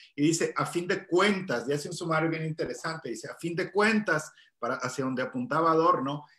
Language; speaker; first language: Spanish; native; Spanish